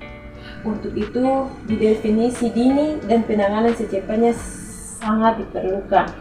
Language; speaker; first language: Indonesian; non-native, local second language; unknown